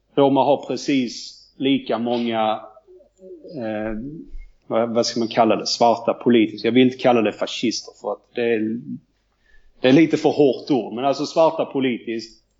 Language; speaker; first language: Swedish; native; Swedish